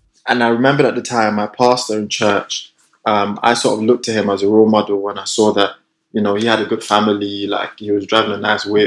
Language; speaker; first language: English; non-native, local second language; Yoruba